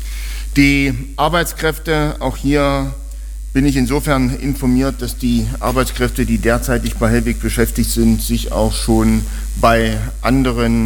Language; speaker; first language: German; native; German